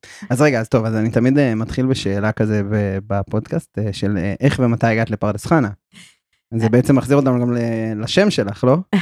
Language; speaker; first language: Hebrew; native; Hebrew